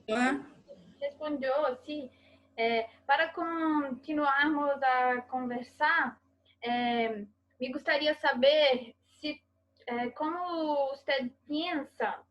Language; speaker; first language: Spanish; non-native, learner; Portuguese